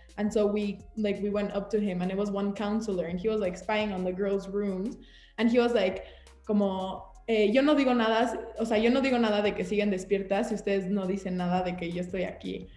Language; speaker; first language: English; early bilingual, other home language; Spanish